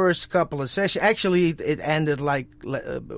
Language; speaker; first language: English; non-native, fluent; Dutch